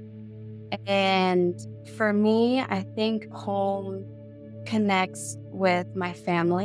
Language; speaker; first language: English; native; English